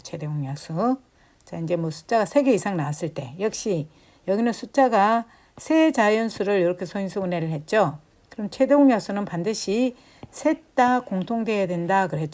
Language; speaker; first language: Korean; native; Korean